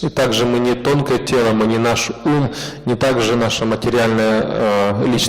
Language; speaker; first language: Russian; native; Russian